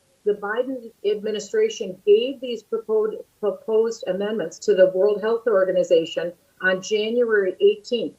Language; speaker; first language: English; native; English